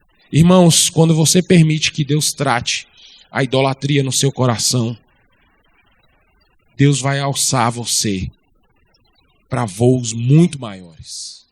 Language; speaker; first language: Portuguese; native; Portuguese